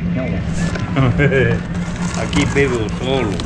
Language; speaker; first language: Spanish; non-native, learner; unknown